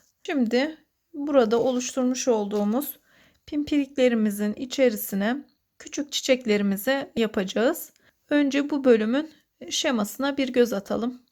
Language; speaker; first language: Turkish; native; Turkish